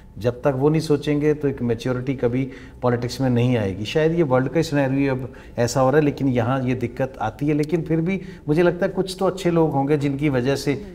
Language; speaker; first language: Hindi; non-native, local second language; Punjabi